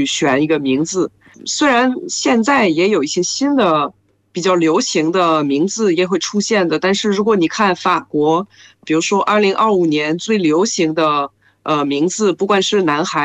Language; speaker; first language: Chinese; non-native, fluent; French